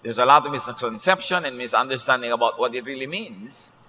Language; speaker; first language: English; non-native, local second language; Filipino